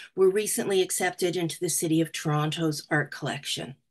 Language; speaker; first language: English; native; English